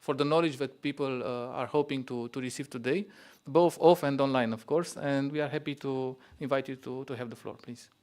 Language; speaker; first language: English; non-native, fluent; Romanian